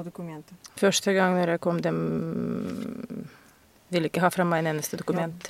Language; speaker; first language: Norwegian; non-native, fluent; Russian